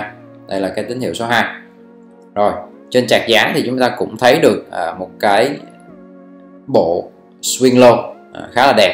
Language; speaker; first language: Vietnamese; native; Vietnamese